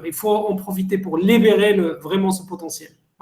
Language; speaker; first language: French; non-native, local second language; Arabic